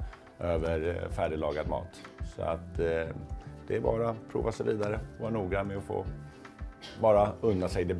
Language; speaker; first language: Swedish; native; Swedish